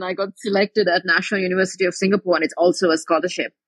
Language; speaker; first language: English; non-native, local second language; Tamil